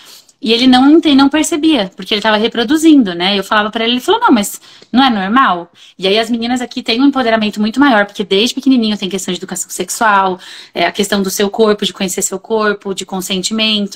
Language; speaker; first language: Portuguese; native; Portuguese